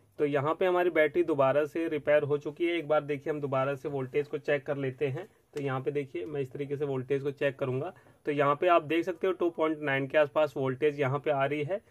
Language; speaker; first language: Hindi; native; Hindi